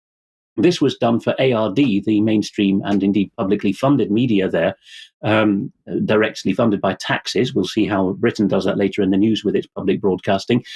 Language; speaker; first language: English; non-native, fluent; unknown